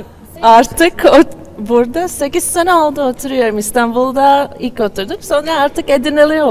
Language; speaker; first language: Turkish; non-native, learner; Latvian